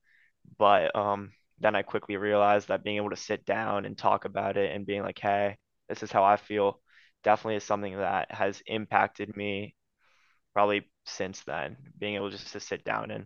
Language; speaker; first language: English; native; English